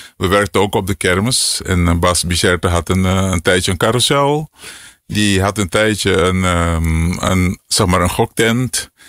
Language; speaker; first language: Dutch; native; Dutch